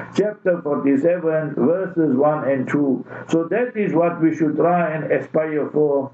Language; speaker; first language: English; native; English